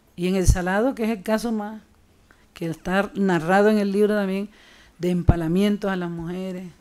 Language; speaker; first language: Spanish; native; Spanish